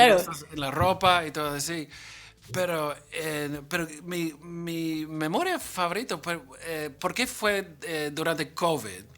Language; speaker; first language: Spanish; non-native, learner; English